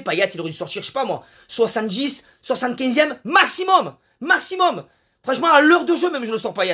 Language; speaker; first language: French; native; French